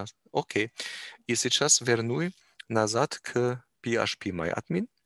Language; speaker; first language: Russian; non-native, learner; German